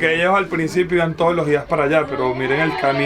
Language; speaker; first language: Spanish; native; Spanish